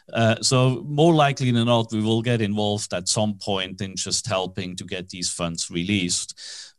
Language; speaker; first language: English; non-native, fluent; German